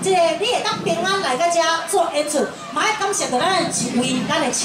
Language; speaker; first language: Chinese; native; Chinese